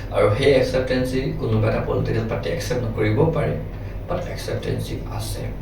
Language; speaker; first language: Assamese; non-native, local second language; Nepali